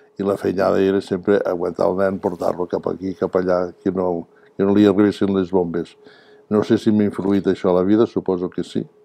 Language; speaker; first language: Catalan; native; Catalan